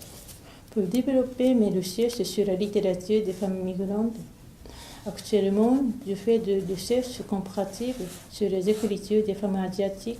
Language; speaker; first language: French; non-native, fluent; Japanese